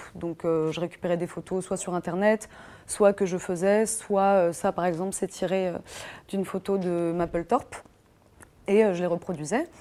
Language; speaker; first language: French; native; French